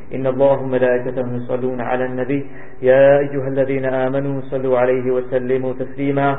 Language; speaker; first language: Arabic; non-native, fluent; English